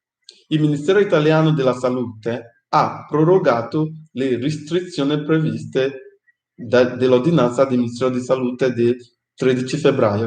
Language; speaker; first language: Italian; non-native, fluent; English